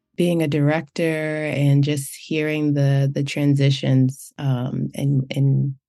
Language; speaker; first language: English; native; English